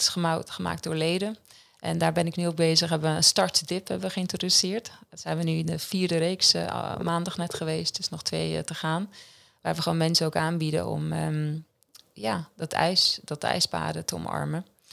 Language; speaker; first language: Dutch; non-native, fluent; Swiss German